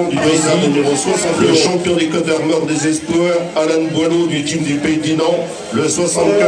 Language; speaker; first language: French; native; French